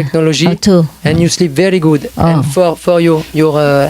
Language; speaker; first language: English; non-native, learner; French